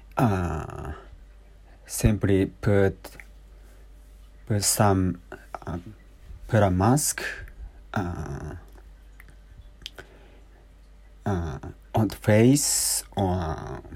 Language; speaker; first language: English; non-native, learner; Japanese